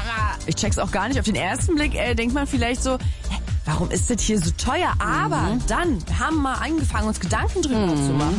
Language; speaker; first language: German; native; German